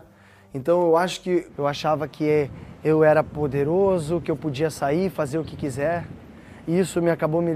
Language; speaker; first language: Portuguese; early bilingual, other home language; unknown